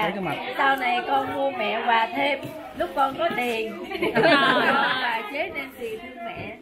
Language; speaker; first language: Vietnamese; early bilingual, heritage; Vietnamese